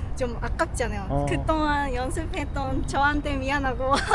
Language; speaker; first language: Korean; non-native, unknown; Japanese